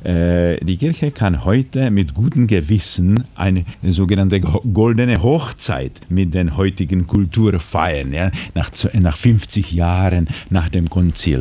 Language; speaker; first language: German; non-native, fluent; Czech